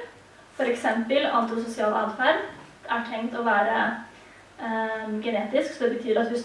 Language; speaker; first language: Norwegian; early bilingual, heritage; Tigrinya